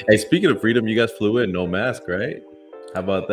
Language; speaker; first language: English; native; English